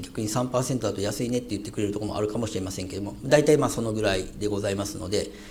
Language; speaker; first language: Japanese; native; Japanese